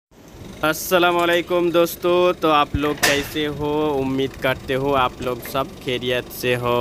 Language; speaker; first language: Hindi; non-native, learner; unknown